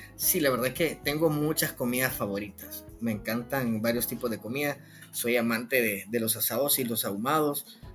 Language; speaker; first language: Spanish; native; Spanish